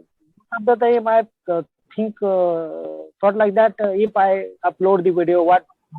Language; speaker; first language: English; non-native, learner; Marathi